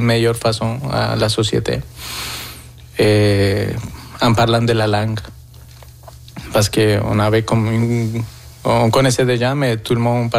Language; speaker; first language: French; non-native, fluent; Spanish